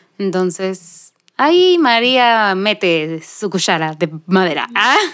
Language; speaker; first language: Spanish; native; Spanish